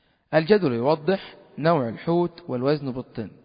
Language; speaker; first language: Arabic; native; Arabic